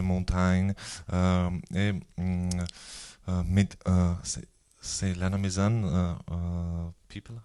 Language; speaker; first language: French; non-native, learner; Georgian